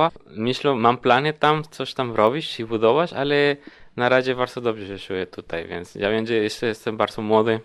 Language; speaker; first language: Polish; non-native, learner; Spanish